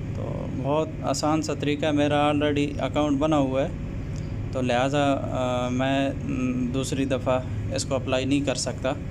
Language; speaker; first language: Urdu; native; Urdu